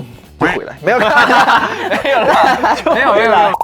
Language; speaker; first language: Chinese; native; Chinese